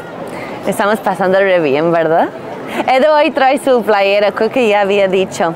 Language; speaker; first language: Spanish; non-native, fluent; English